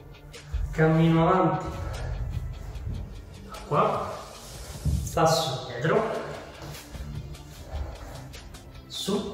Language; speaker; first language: Italian; native; Italian